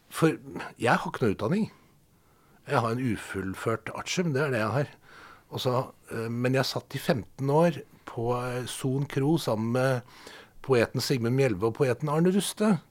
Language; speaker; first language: Norwegian; native; Norwegian